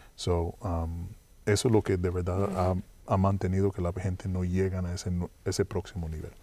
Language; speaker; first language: Spanish; early bilingual, heritage; Spanish